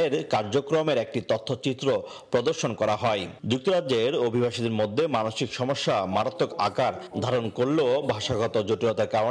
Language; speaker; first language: English; non-native, fluent; Japanese